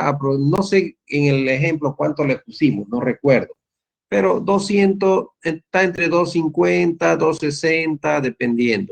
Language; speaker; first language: Spanish; native; Spanish